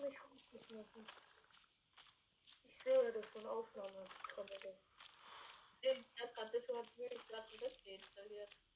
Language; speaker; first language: German; native; German